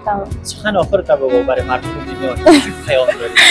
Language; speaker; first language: Persian; native; Persian